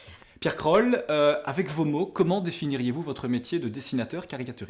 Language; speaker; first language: French; native; French